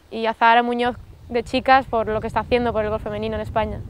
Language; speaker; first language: Spanish; native; Spanish